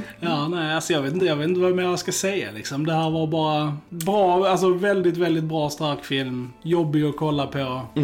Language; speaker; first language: Swedish; native; Swedish